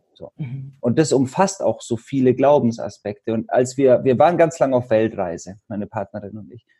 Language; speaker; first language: German; native; German